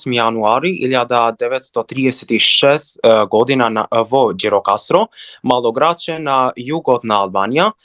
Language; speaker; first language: Macedonian; non-native, local second language; Albanian